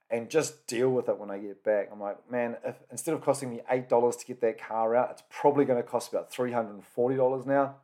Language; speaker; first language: English; native; English